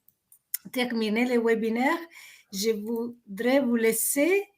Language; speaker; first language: French; non-native, fluent; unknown